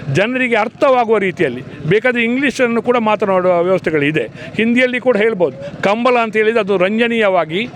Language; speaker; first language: Kannada; non-native, local second language; Tulu